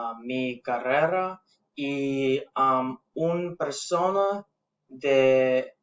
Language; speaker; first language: Spanish; non-native, learner; English